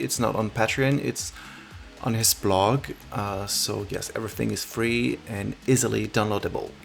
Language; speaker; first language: English; non-native, fluent; French